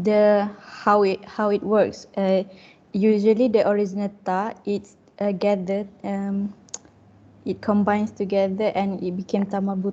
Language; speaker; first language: English; non-native, local second language; Malay